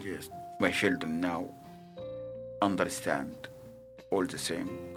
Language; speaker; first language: English; non-native, learner; Arabic